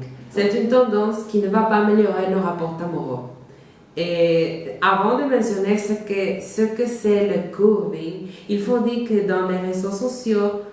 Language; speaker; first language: French; non-native, learner; Spanish